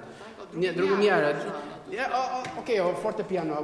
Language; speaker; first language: Polish; non-native, learner; Portuguese